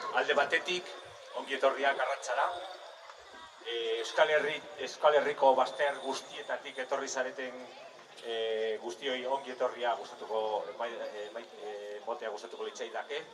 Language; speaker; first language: Basque; non-native, local second language; Spanish